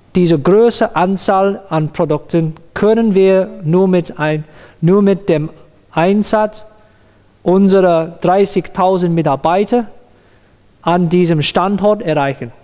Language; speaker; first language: German; non-native, learner; Cantonese